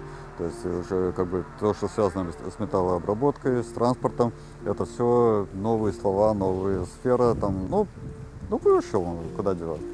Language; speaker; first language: Russian; native; Russian